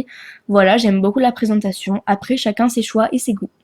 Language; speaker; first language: French; native; French